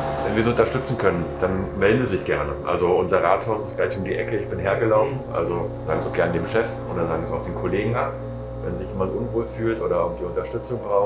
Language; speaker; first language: German; native; German